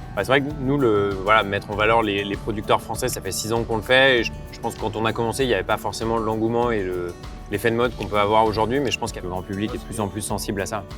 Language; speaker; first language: French; native; French